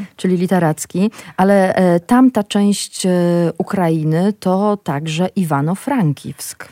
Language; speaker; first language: Polish; native; Polish